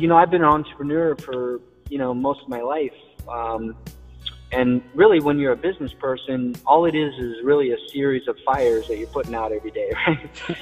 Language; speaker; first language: English; native; English